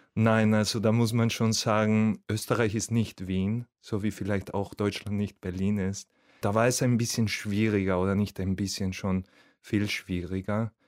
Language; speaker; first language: German; non-native, fluent; Spanish